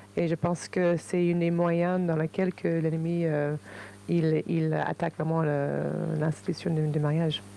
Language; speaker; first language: French; non-native, fluent; English